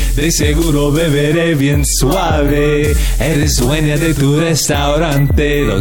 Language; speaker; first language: Spanish; non-native, fluent; English